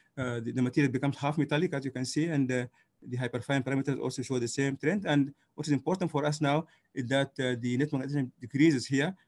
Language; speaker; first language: English; non-native, fluent; Arabic